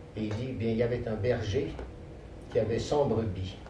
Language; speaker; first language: French; native; French